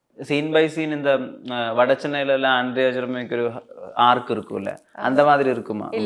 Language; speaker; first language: Tamil; non-native, fluent; Malayalam